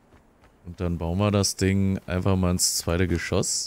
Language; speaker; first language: German; native; German